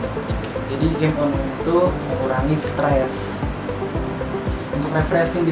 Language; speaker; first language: Indonesian; native; Indonesian